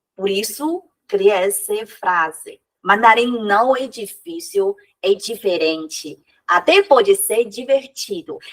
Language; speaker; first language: Portuguese; non-native, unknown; Chinese